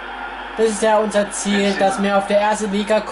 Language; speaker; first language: German; non-native, fluent; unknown